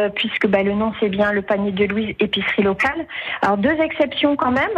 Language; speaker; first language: French; native; French